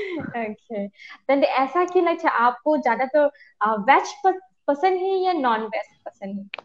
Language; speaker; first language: Hindi; non-native, local second language; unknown